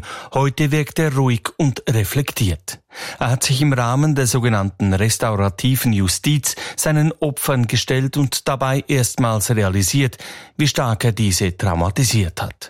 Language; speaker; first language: German; native; German